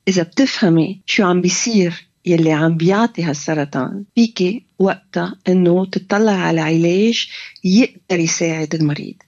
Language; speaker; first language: Arabic; early bilingual, heritage; Arabic